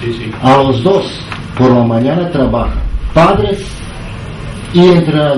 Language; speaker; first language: Spanish; non-native, learner; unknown